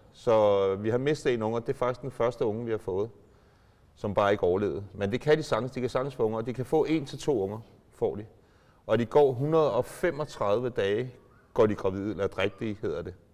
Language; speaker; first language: Danish; native; Danish